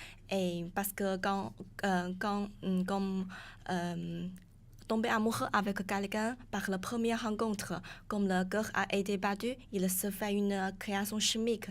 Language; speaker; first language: French; non-native, learner; Chinese